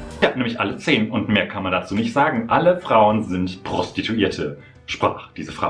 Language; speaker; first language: German; native; German